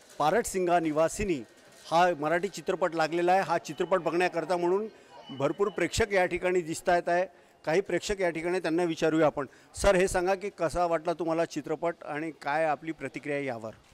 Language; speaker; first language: Marathi; native; Marathi